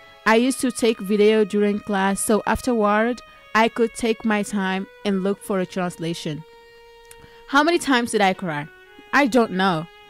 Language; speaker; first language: English; non-native, fluent; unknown